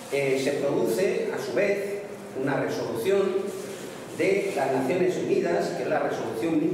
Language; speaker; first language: Spanish; native; Spanish